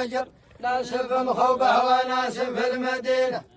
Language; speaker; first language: Arabic; native; Arabic